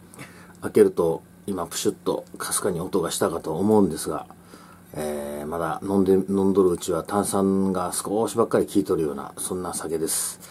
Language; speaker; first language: Japanese; native; Japanese